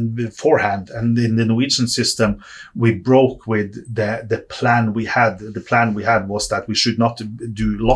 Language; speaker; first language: English; non-native, fluent; Norwegian